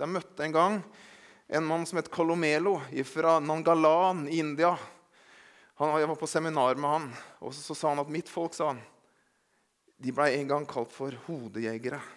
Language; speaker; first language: Norwegian; native; Norwegian